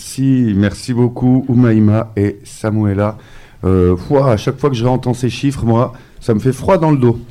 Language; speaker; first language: French; native; French